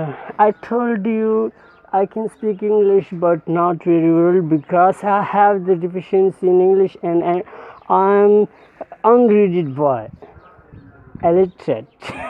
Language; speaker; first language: English; non-native, learner; Pashto